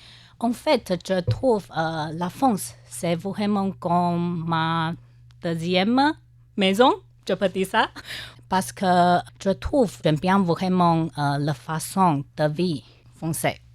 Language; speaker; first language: French; non-native, learner; Chinese